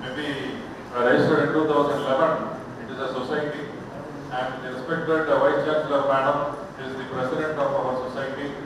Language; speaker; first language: English; non-native, local second language; Tamil